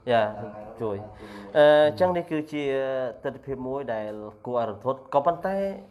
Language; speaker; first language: Khmer; non-native, local second language; Eastern Cham